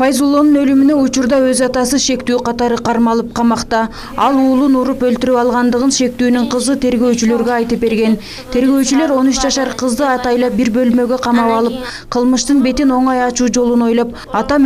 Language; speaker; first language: Kyrgyz; native; Kyrgyz